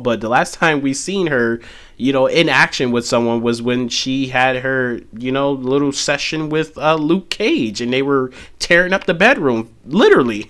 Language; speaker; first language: English; native; English